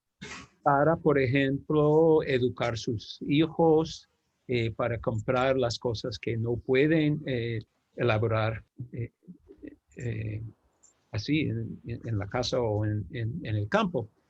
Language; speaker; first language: Spanish; non-native, fluent; English